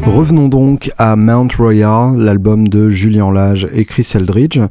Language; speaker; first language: French; native; French